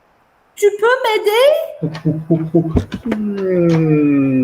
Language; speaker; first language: French; non-native, fluent; English